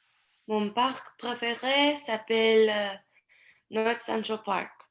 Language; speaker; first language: French; non-native, learner; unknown